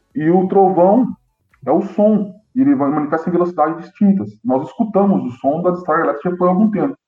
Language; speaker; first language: Portuguese; native; Portuguese